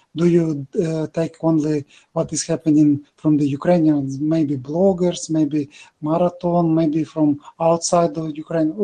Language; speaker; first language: English; non-native, learner; Ukrainian